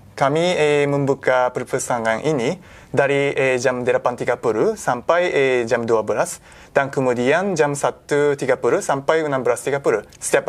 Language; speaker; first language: Indonesian; non-native, fluent; Japanese